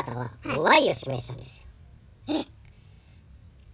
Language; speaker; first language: Japanese; native; Japanese